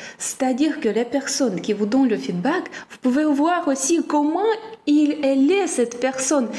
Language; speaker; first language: French; non-native, fluent; Ukrainian